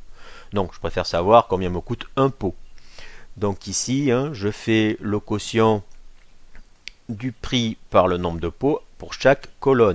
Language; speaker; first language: French; native; French